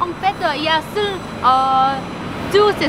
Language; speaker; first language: French; non-native, learner; Thai